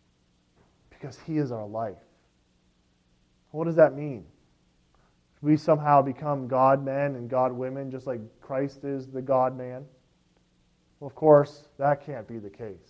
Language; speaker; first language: English; native; English